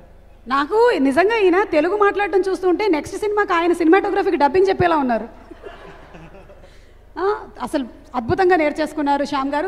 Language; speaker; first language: Telugu; native; Telugu